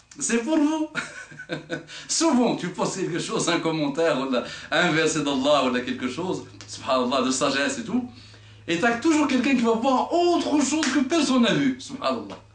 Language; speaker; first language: French; non-native, local second language; Arabic